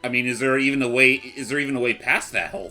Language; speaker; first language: English; native; English